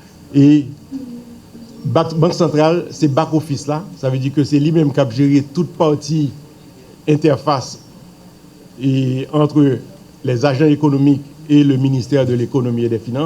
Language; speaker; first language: French; non-native, local second language; Haitian Creole